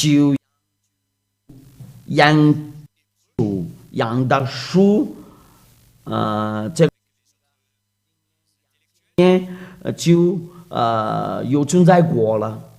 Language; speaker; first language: Chinese; non-native, fluent; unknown